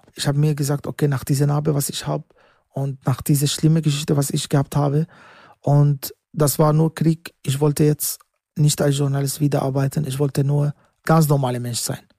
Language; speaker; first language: German; non-native, learner; Arabic